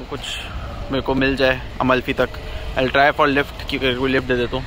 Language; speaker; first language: English; non-native, fluent; Romanian